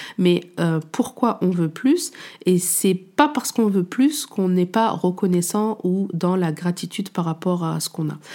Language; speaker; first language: French; native; French